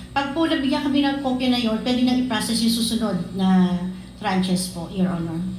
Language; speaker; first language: Filipino; native; Filipino